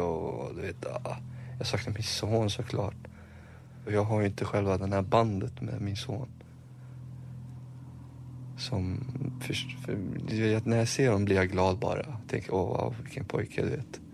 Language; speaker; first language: Swedish; non-native, fluent; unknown